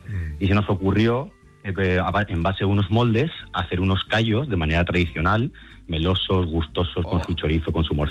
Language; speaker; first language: Spanish; native; Spanish